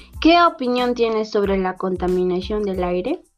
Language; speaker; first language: Spanish; native; Spanish